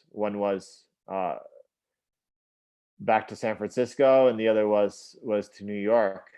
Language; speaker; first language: English; native; English